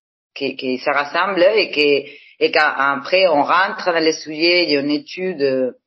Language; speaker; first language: French; non-native, fluent; Spanish